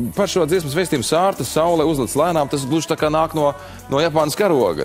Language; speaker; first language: Latvian; native; Latvian